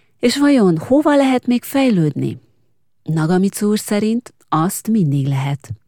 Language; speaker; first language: Hungarian; native; Hungarian